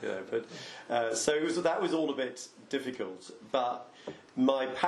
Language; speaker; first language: English; native; English